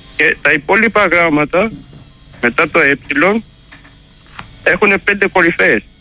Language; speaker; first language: Greek; early bilingual, heritage; Greek